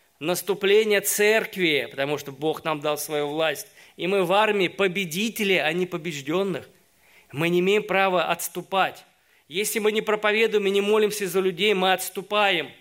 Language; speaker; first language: Russian; native; Russian